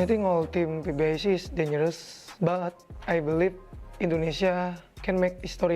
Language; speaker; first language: English; non-native, learner; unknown